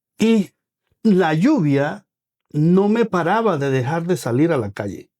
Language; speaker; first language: Spanish; native; Spanish